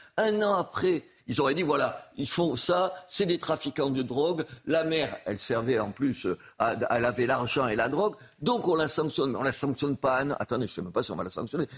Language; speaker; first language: French; native; French